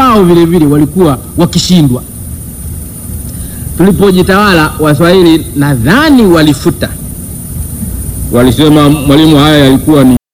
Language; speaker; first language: Swahili; non-native, local second language; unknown